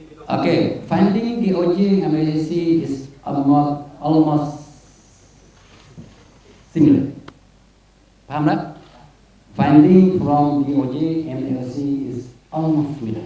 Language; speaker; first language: English; non-native, local second language; Malay